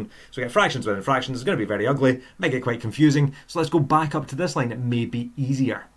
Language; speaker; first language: English; native; English